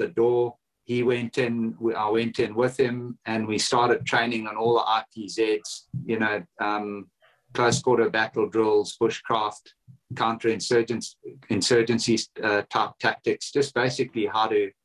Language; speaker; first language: English; native; English